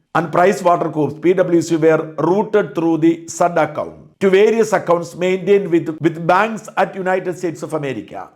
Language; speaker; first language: English; non-native, local second language; Malayalam